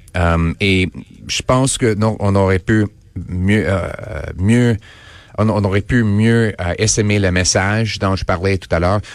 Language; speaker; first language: French; non-native, local second language; English